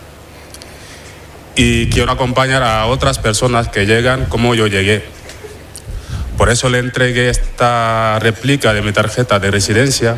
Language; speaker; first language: Spanish; non-native, fluent; Wolof